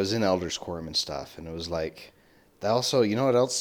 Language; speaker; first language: English; native; English